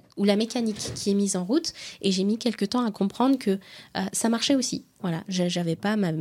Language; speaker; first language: French; native; French